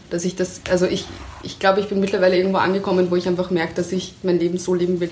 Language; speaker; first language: German; early bilingual, other home language; Persian